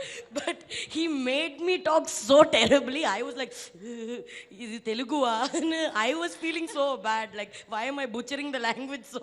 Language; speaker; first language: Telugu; non-native, learner; Tamil